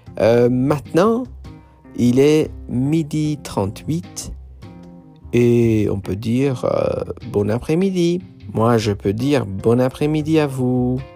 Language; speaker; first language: French; non-native, fluent; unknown